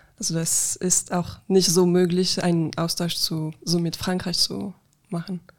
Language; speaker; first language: German; non-native, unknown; French